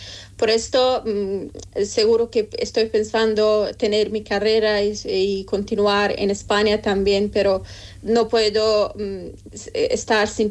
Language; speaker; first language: Spanish; non-native, learner; Persian